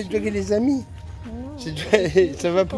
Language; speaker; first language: French; native; French